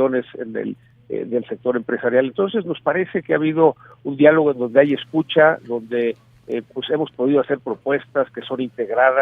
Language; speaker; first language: Spanish; native; Spanish